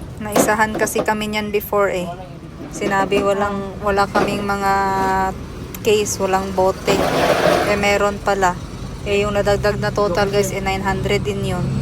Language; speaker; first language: Filipino; non-native, local second language; Cebuano